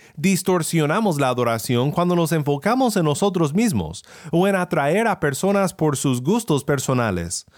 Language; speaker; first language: Spanish; non-native, fluent; English